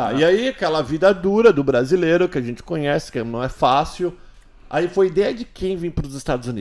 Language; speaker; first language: Portuguese; native; Portuguese